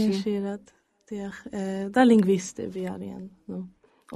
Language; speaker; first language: Georgian; early bilingual, heritage; Georgian